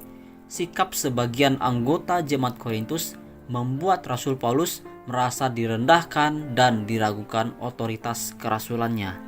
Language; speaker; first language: Indonesian; native; Indonesian